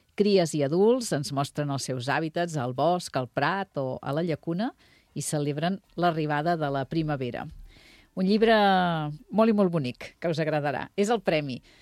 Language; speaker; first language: Catalan; native; Catalan